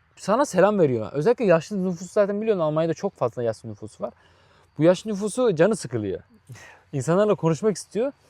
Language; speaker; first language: Turkish; native; Turkish